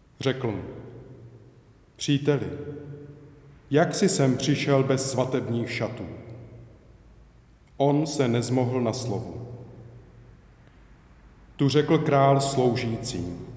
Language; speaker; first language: Czech; native; Czech